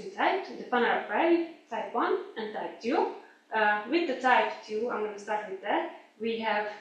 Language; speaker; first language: English; non-native, fluent; Hungarian